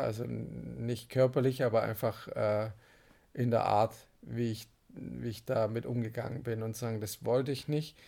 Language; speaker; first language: German; native; German